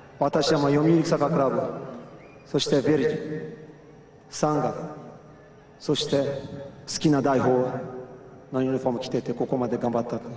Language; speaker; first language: Japanese; non-native, fluent; Portuguese